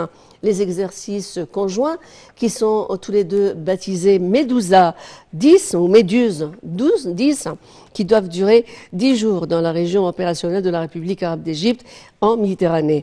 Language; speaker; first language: French; non-native, fluent; Arabic